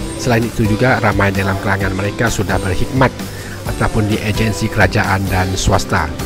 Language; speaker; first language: Malay; native; Malay